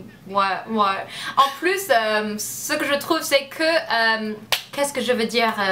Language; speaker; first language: French; non-native, learner; English